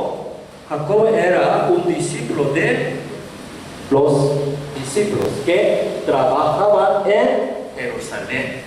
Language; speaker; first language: Spanish; non-native, learner; Korean